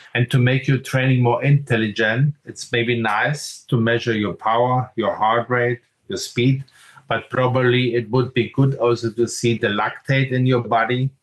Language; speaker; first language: English; non-native, fluent; German